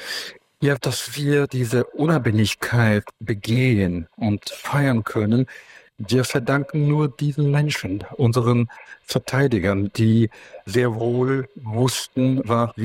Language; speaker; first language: German; non-native, fluent; Ukrainian